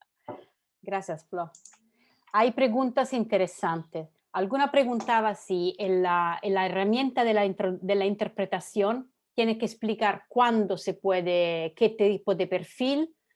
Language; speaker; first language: Spanish; non-native, fluent; Italian